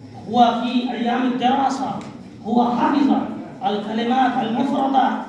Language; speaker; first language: Arabic; non-native, fluent; Urdu